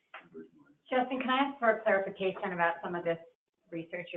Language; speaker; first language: English; native; English